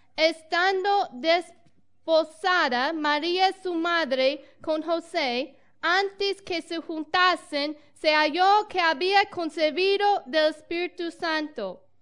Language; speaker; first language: Spanish; non-native, fluent; English